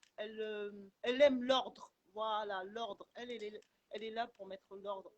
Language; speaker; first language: French; early bilingual, other home language; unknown